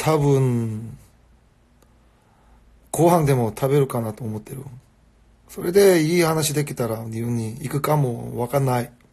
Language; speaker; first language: Japanese; non-native, fluent; Korean